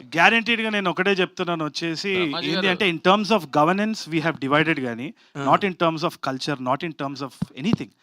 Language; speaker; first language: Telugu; native; Telugu